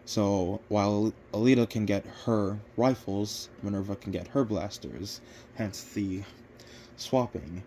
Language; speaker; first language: English; native; English